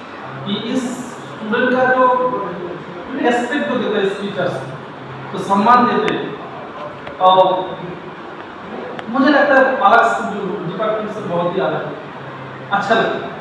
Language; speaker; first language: Hindi; non-native, local second language; Bangla